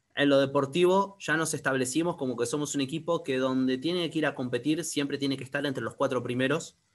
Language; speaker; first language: Spanish; native; Spanish